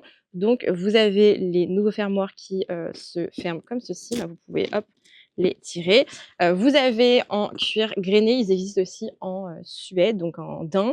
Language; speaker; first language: French; native; French